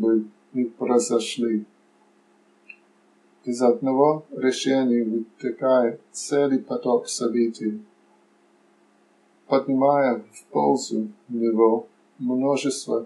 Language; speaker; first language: Russian; non-native, fluent; English